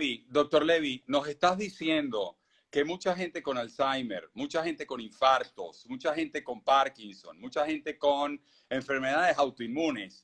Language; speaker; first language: Spanish; native; Spanish